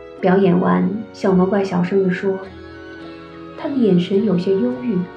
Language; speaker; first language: Chinese; native; Chinese